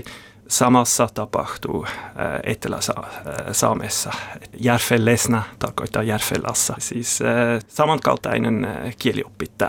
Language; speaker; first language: Finnish; non-native, learner; German